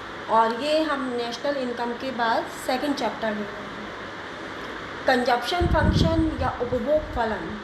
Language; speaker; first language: Hindi; native; Hindi